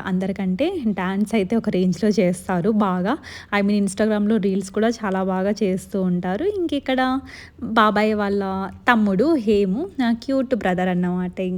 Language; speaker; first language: Telugu; non-native, local second language; Lambadi